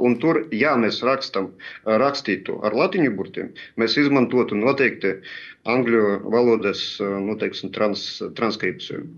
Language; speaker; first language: Latvian; non-native, local second language; Russian